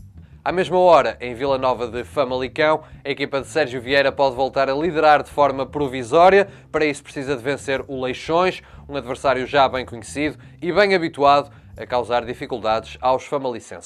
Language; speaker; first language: Portuguese; native; Portuguese